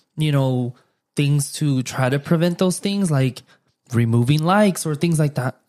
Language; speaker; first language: English; early bilingual, other home language; Spanish